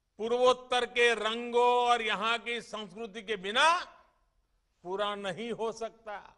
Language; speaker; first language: Hindi; non-native, local second language; Gujarati